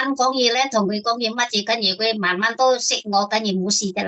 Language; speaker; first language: Cantonese; non-native, learner; Indonesian